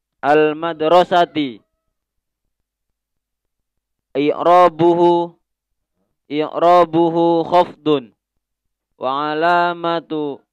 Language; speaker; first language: Arabic; non-native, learner; Indonesian